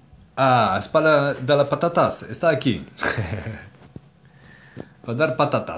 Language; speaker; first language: Spanish; non-native, learner; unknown